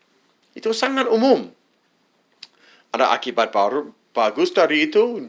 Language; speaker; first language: Indonesian; non-native, fluent; English